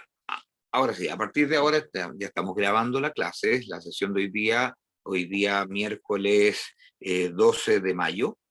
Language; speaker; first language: Spanish; native; Spanish